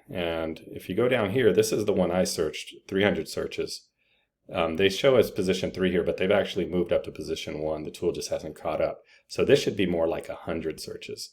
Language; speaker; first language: English; native; English